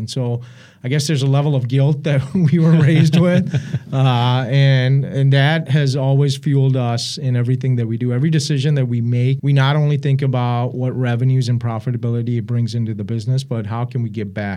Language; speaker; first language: English; early bilingual, other home language; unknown